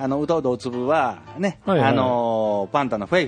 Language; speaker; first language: Japanese; native; Japanese